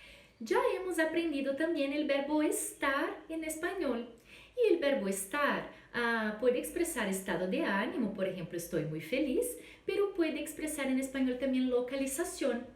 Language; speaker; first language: Spanish; non-native, fluent; Portuguese